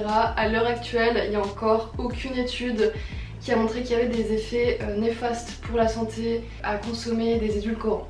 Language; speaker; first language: French; native; French